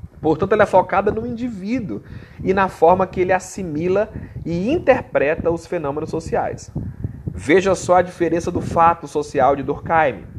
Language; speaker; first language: Portuguese; native; Portuguese